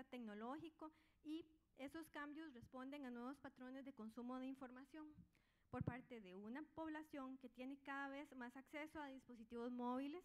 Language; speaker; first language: Spanish; native; Spanish